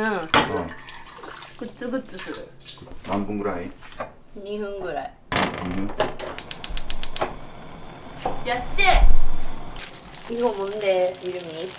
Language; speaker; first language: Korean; non-native, learner; Japanese